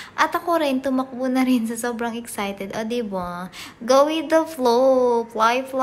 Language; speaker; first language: Filipino; native; Filipino